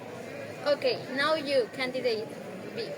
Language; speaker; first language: English; non-native, learner; Spanish